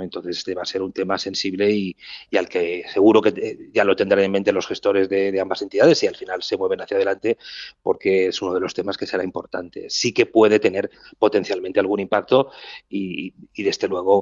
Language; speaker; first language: Spanish; native; Spanish